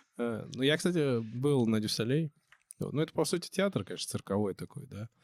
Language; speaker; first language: Russian; native; Russian